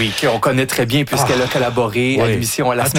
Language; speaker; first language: French; native; French